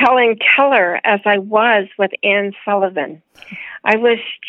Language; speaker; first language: English; native; English